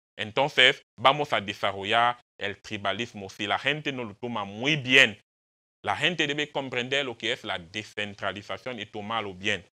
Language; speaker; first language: Spanish; non-native, fluent; French